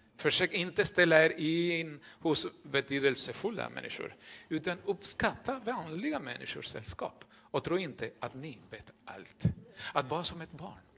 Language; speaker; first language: Swedish; non-native, fluent; Spanish